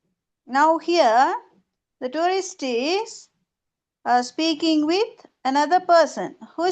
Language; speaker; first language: English; non-native, local second language; Tamil